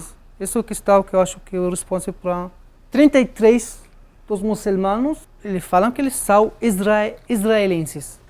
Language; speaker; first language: Portuguese; non-native, learner; Arabic